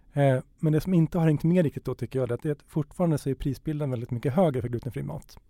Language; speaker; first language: Swedish; native; Swedish